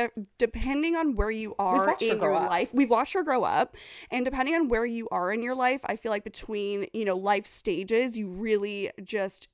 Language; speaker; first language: English; native; English